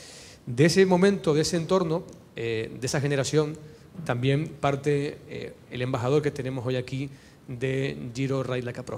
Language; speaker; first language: Spanish; native; Spanish